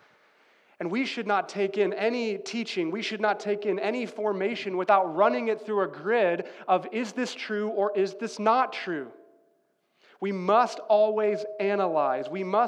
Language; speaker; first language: English; native; English